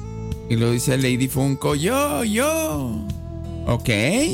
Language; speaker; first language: Spanish; native; Spanish